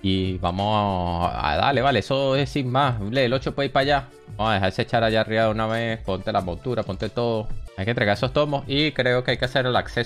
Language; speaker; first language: Spanish; native; Spanish